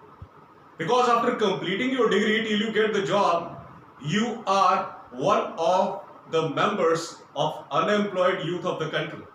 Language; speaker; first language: English; non-native, local second language; Hindi